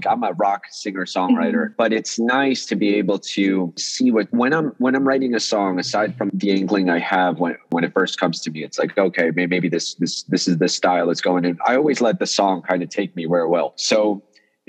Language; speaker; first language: English; early bilingual, other home language; Russian